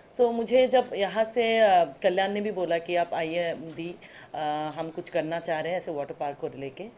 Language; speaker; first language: Hindi; non-native, local second language; Assamese